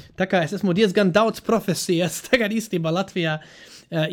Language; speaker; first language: Latvian; non-native, fluent; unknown